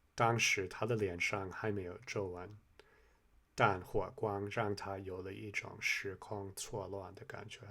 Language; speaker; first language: Chinese; non-native, fluent; English